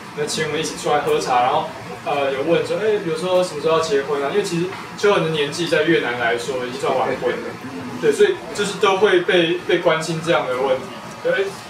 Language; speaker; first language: Chinese; native; Chinese